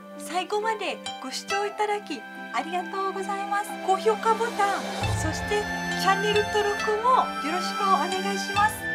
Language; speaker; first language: Japanese; non-native, fluent; Malay